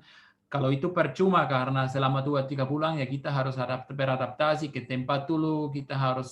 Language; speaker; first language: Indonesian; non-native, fluent; Swiss German